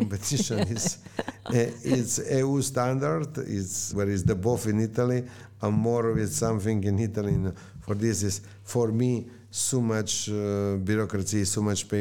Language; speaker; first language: English; non-native, learner; Slovenian